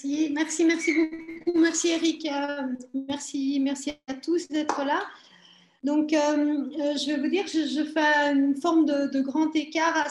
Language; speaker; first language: French; native; French